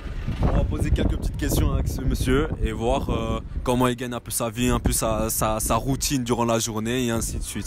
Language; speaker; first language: French; native; French